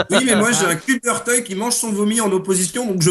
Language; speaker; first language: French; native; French